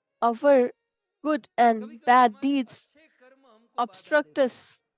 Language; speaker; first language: English; non-native, local second language; Hindi